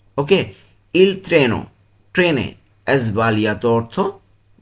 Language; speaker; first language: Italian; non-native, learner; Bangla